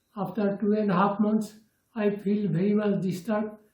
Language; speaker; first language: English; non-native, local second language; Assamese